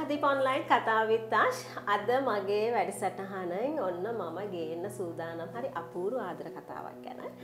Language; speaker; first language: Sinhala; native; Sinhala